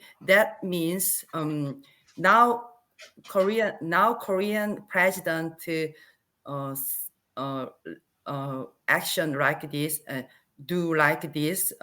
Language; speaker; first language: English; non-native, learner; Korean